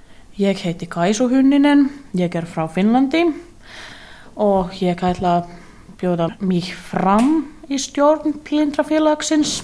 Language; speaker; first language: Icelandic; non-native, learner; Finnish